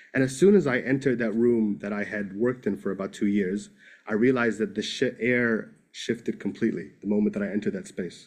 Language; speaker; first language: English; native; English